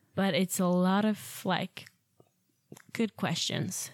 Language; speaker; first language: English; non-native, fluent; Swedish